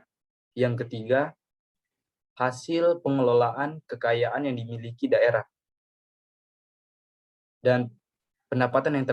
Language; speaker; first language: Indonesian; native; Indonesian